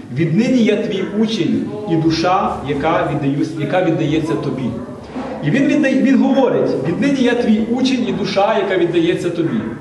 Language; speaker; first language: Ukrainian; non-native, local second language; Russian